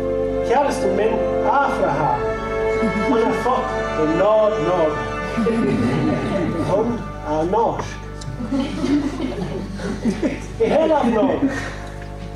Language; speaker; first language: Swedish; non-native, learner; English